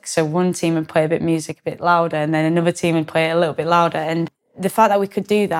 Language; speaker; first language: English; native; English